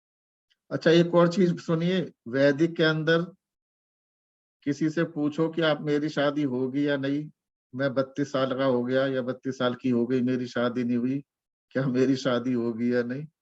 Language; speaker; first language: Hindi; native; Hindi